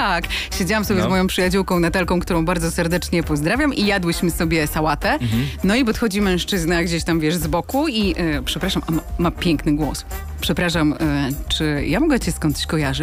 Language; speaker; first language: Polish; native; Polish